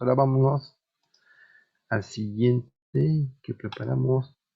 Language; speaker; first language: Spanish; native; Spanish